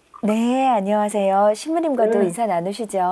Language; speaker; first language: Korean; native; Korean